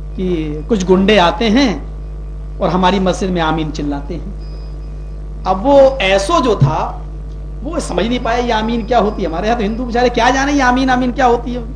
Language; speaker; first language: Urdu; native; Urdu